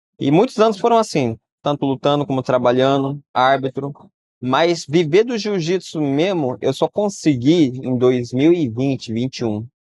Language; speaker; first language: Portuguese; early bilingual, heritage; Portuguese